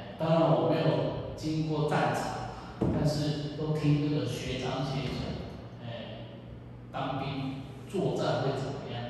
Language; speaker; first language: Chinese; native; Chinese